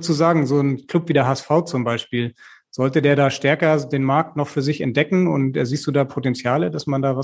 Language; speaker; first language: German; native; German